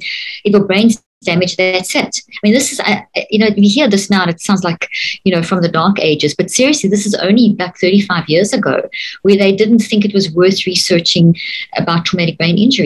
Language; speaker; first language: English; native; English